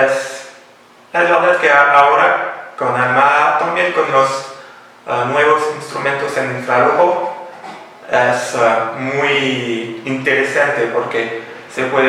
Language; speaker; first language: Spanish; non-native, fluent; French